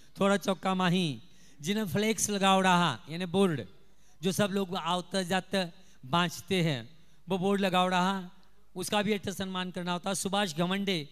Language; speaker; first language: Hindi; non-native, local second language; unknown